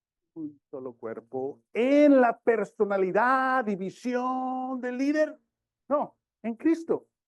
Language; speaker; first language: Spanish; early bilingual, heritage; Spanish